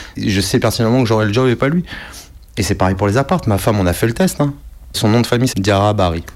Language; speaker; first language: French; native; French